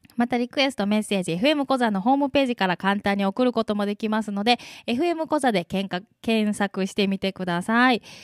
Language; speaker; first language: Japanese; native; Japanese